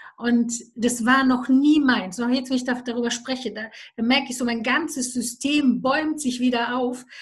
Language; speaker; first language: German; native; German